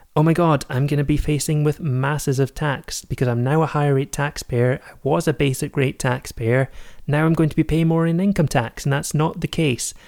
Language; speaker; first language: English; native; English